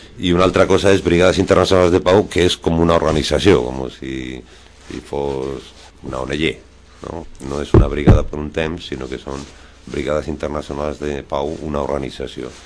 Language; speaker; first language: Catalan; non-native, local second language; Spanish